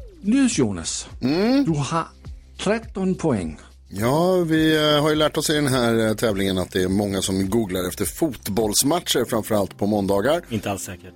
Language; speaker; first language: Swedish; native; Swedish